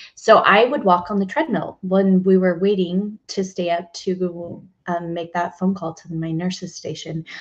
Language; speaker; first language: English; native; English